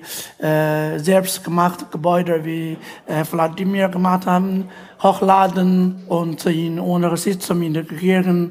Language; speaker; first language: German; non-native, learner; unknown